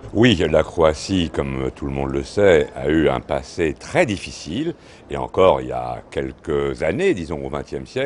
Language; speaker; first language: French; native; French